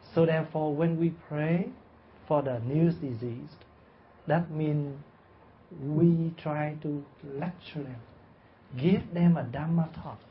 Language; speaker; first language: English; non-native, fluent; Vietnamese